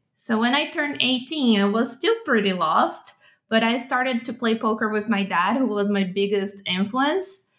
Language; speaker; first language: English; non-native, fluent; Portuguese